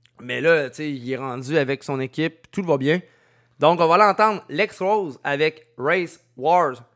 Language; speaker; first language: French; native; French